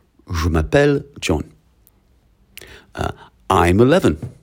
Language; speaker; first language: French; non-native, fluent; English